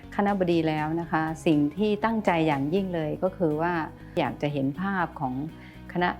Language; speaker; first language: Thai; native; Thai